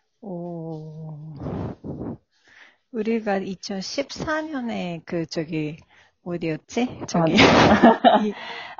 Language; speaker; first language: Korean; non-native, fluent; Japanese